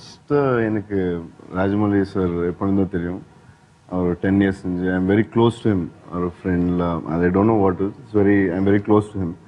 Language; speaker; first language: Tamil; non-native, learner; Telugu